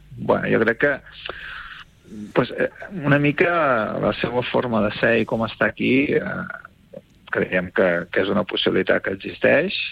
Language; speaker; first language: Catalan; native; Catalan